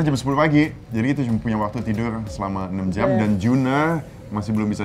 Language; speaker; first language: Indonesian; native; Indonesian